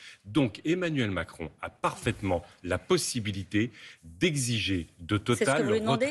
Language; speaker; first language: French; native; French